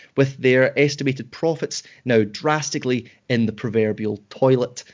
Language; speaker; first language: English; native; English